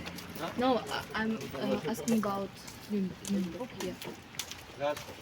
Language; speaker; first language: English; non-native, learner; Russian